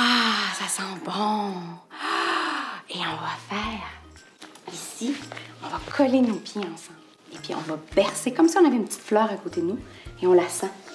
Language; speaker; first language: French; native; French